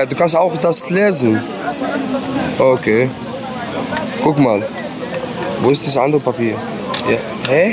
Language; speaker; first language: German; non-native, learner; Arabic